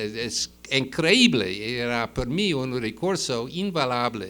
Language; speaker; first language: Spanish; non-native, fluent; English